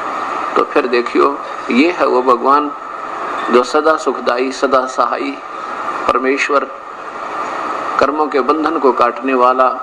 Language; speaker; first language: Hindi; non-native, local second language; Haryanvi